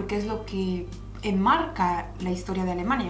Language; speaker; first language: Spanish; native; Spanish